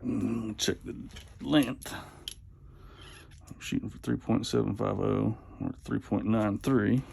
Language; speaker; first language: English; native; English